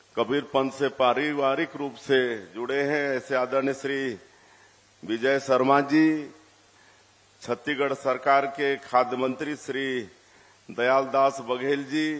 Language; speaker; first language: Hindi; native; Hindi